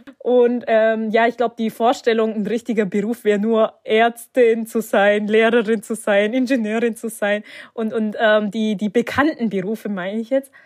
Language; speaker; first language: German; early bilingual, other home language; Turkish